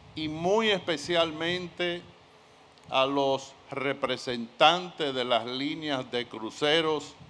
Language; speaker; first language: Spanish; native; Spanish